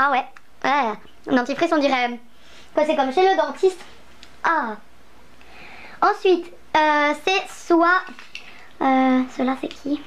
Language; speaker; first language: French; native; French